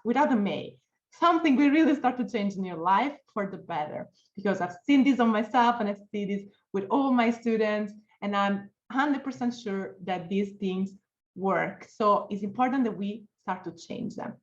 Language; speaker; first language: English; non-native, fluent; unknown